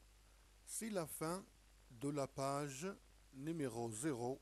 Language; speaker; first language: French; non-native, local second language; Arabic